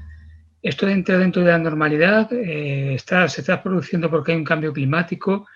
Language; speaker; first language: Spanish; native; Spanish